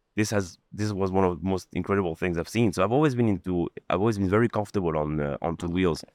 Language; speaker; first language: English; non-native, fluent; Arabic